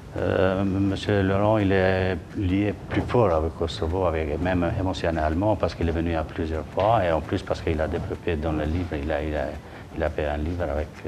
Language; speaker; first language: French; non-native, learner; Albanian